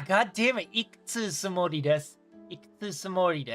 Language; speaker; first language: Japanese; non-native, learner; English